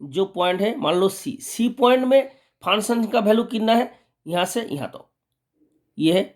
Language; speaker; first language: Hindi; non-native, local second language; Bangla